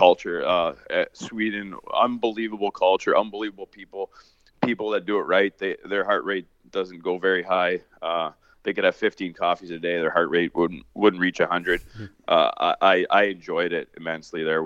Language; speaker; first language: English; native; English